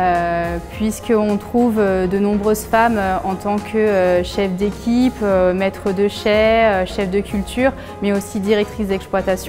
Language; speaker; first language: French; native; French